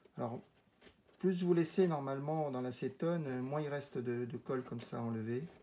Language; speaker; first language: French; native; French